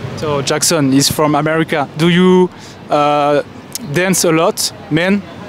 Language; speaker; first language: English; non-native, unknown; French